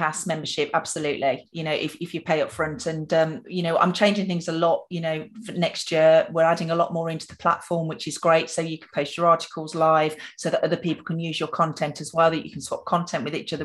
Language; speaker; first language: English; native; English